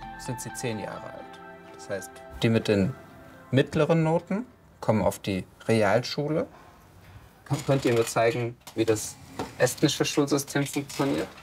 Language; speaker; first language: German; native; German